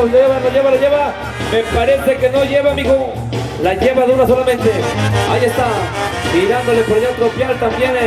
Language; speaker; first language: Spanish; native; Spanish